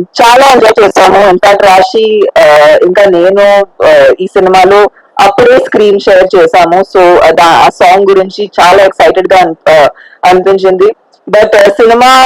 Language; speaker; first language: Telugu; non-native, fluent; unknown